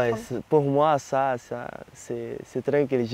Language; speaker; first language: French; non-native, learner; Portuguese